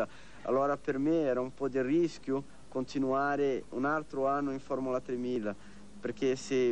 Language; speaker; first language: Italian; non-native, learner; Portuguese